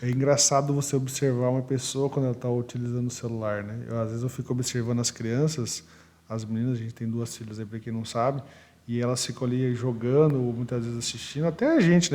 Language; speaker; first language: Portuguese; native; Portuguese